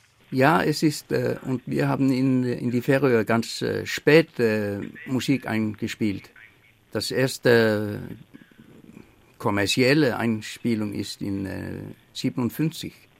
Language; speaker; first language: German; non-native, fluent; Faroese